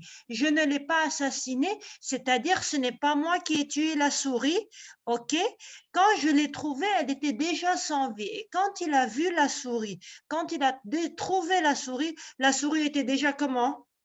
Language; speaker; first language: French; non-native, local second language; Arabic